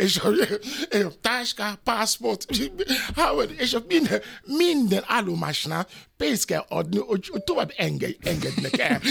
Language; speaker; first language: Hungarian; non-native, fluent; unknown